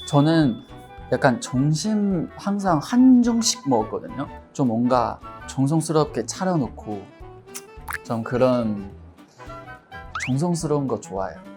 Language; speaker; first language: Korean; non-native, fluent; Chinese